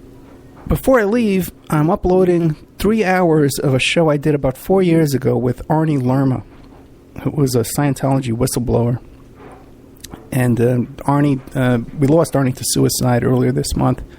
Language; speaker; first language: English; native; English